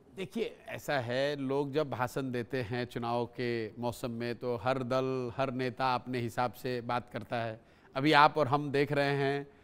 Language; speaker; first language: Hindi; native; Hindi